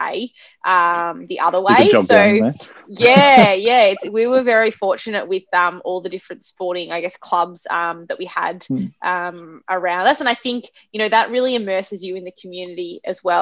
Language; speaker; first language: English; native; English